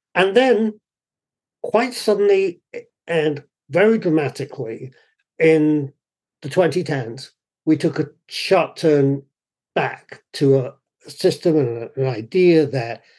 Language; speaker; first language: English; native; English